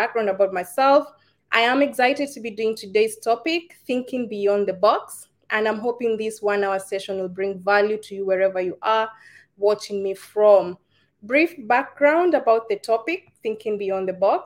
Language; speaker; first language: English; non-native, local second language; Kikuyu